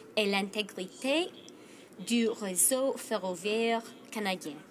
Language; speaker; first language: French; non-native, fluent; English